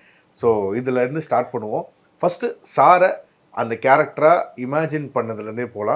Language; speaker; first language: Tamil; native; Tamil